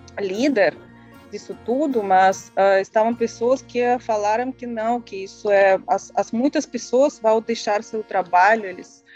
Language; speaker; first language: Portuguese; non-native, learner; Russian